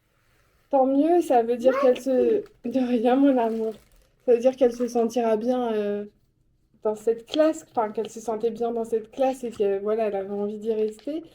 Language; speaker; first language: French; native; French